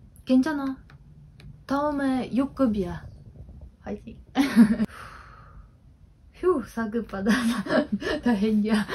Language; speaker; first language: Korean; non-native, learner; Ukrainian